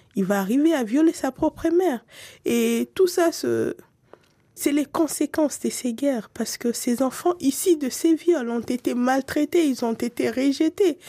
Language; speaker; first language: French; non-native, local second language; Swahili